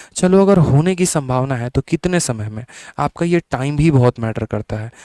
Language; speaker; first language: Hindi; native; Hindi